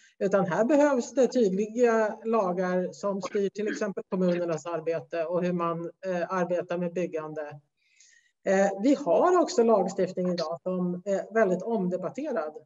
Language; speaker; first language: Swedish; native; Swedish